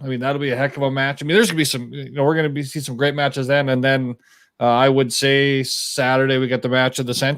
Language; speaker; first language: English; native; English